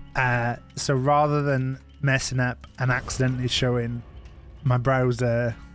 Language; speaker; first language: English; non-native, local second language; Welsh